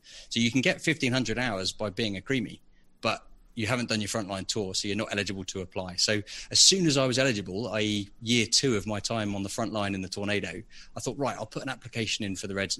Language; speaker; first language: English; native; English